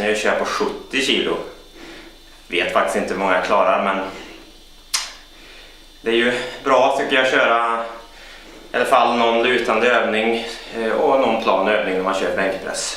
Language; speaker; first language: Swedish; native; Swedish